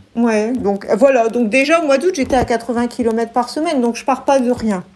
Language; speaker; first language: French; native; French